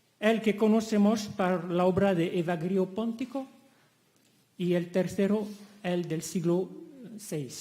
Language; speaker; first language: Spanish; non-native, fluent; French